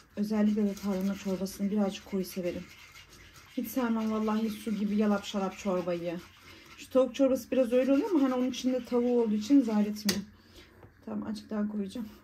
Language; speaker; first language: Turkish; early bilingual, heritage; Turkish